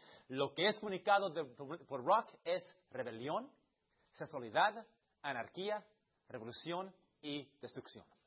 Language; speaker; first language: Spanish; early bilingual, heritage; Spanish